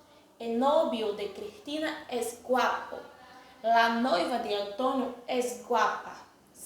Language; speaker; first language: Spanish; non-native, fluent; Portuguese